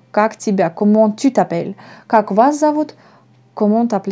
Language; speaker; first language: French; non-native, fluent; Russian